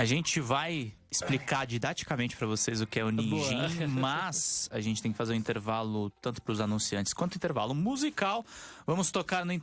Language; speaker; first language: Portuguese; native; Portuguese